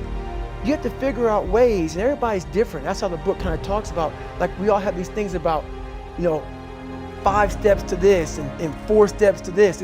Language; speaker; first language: English; native; English